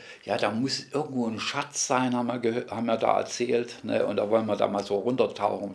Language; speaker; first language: German; native; German